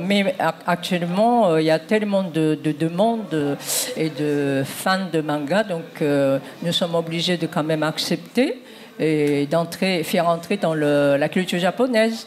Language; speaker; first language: French; non-native, fluent; Japanese